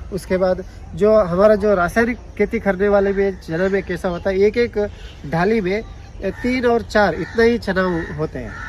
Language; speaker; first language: Hindi; non-native, local second language; Kannada